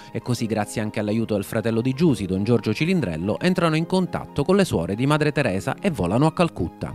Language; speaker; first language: Italian; native; Italian